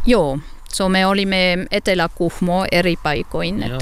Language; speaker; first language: Finnish; non-native, learner; French